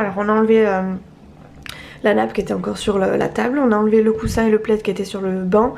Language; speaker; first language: French; native; French